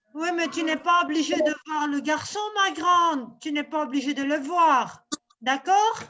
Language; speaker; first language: French; non-native, local second language; Arabic